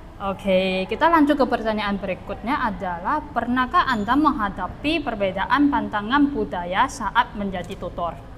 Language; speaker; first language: Indonesian; non-native, fluent; Chinese